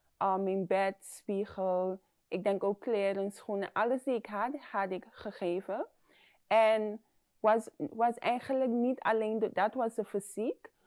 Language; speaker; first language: Dutch; non-native, fluent; English